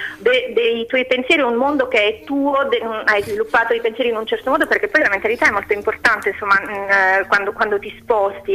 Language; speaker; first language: Italian; non-native, fluent; Albanian